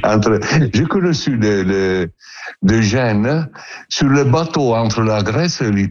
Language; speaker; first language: French; non-native, learner; Italian